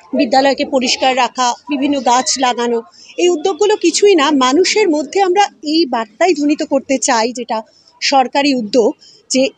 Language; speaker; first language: Bangla; native; Bangla